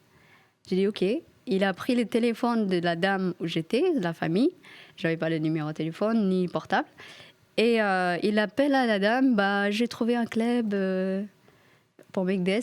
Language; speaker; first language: French; non-native, fluent; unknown